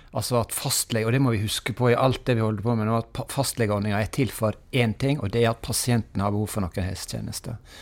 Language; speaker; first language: Norwegian; native; Norwegian